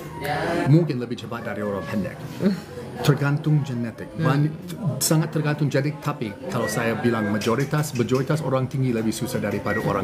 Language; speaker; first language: Indonesian; non-native, learner; English